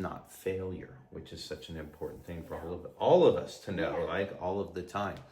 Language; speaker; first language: English; native; English